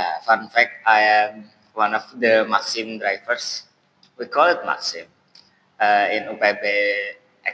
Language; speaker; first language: English; non-native, learner; Indonesian